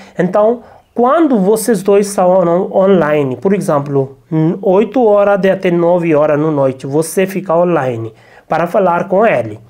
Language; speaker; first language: Portuguese; non-native, learner; Hindi